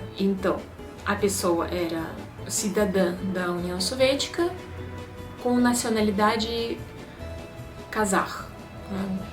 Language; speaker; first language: Portuguese; non-native, fluent; Russian